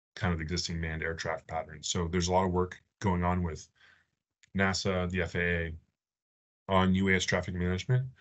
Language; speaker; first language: English; native; English